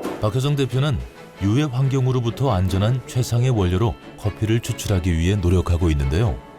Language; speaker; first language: Korean; native; Korean